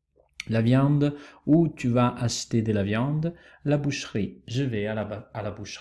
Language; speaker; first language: French; non-native, fluent; Italian